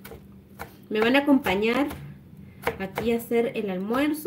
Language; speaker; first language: Spanish; native; Spanish